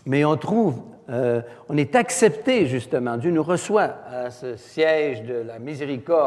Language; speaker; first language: French; native; French